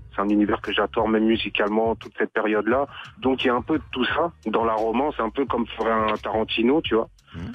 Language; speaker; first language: French; native; French